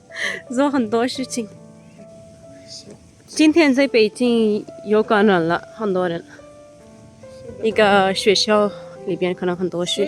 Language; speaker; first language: Chinese; non-native, fluent; Urdu